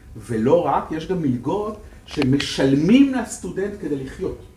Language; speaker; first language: Hebrew; native; Hebrew